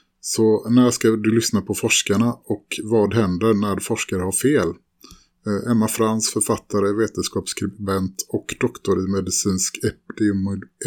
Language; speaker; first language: Swedish; native; Swedish